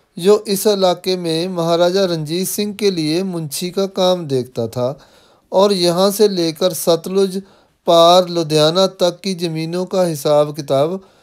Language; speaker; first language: Hindi; non-native, local second language; Punjabi